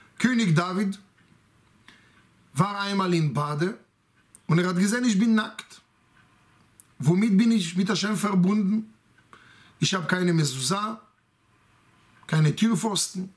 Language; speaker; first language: German; non-native, fluent; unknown